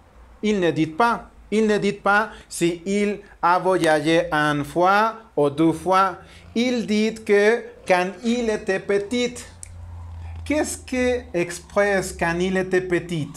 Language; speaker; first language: French; non-native, learner; Spanish